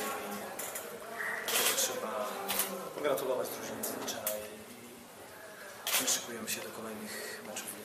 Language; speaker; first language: Polish; native; Polish